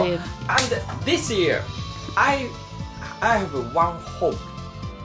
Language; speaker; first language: English; non-native, learner; Japanese